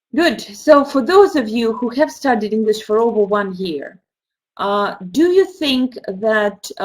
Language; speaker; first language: English; non-native, fluent; Russian